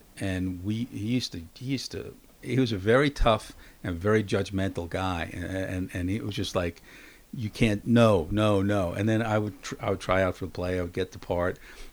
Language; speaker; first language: English; native; English